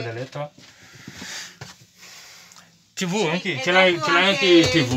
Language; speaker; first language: Italian; non-native, learner; Portuguese